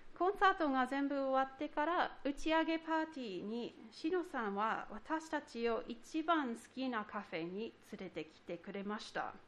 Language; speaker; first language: Japanese; non-native, fluent; English